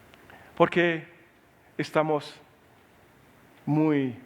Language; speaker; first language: Spanish; non-native, learner; Haitian Creole